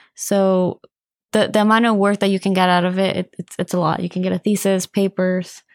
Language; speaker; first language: English; non-native, fluent; Spanish